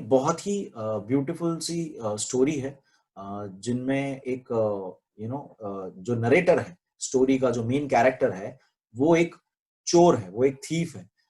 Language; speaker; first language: Hindi; non-native, local second language; Marathi